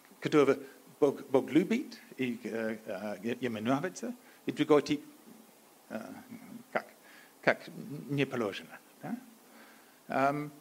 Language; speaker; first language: Russian; non-native, learner; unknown